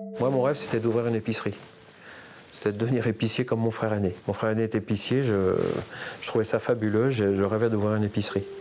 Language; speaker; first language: French; native; French